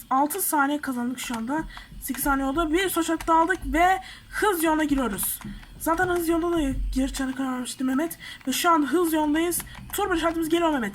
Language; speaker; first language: Turkish; native; Turkish